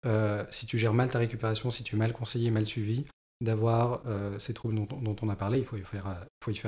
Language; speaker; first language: French; native; French